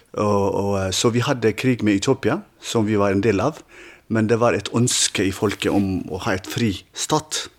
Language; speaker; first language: Norwegian; non-native, fluent; Tigrinya